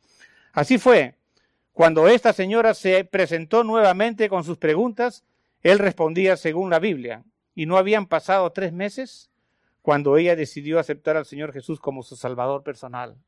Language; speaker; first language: Spanish; native; Spanish